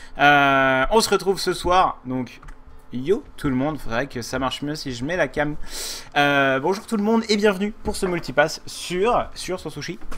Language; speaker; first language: French; native; French